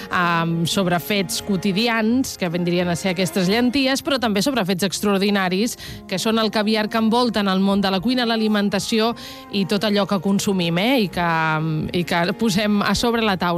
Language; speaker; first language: Catalan; native; Catalan